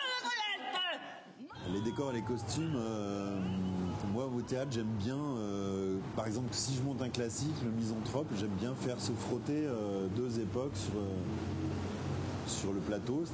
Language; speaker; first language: French; native; French